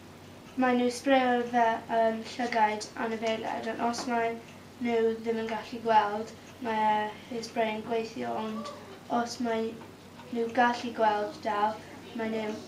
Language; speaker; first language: Welsh; non-native, local second language; English